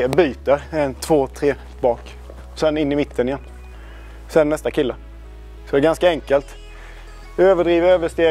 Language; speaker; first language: Swedish; native; Swedish